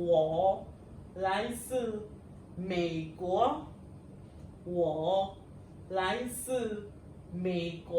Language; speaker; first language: Chinese; non-native, fluent; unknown